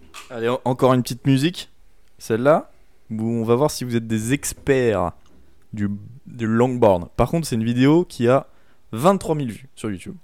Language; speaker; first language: French; native; French